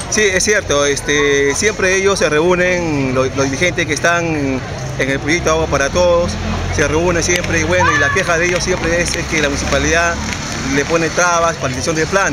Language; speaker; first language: Spanish; native; Spanish